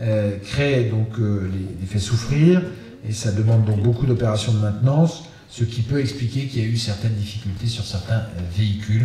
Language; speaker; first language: French; native; French